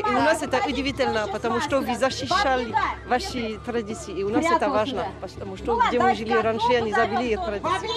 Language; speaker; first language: Russian; non-native, learner; French